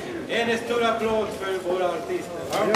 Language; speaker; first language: Swedish; non-native, fluent; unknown